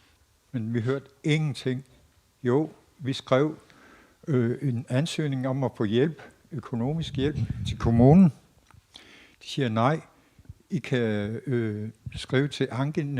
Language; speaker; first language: Danish; non-native, local second language; Kalaallisut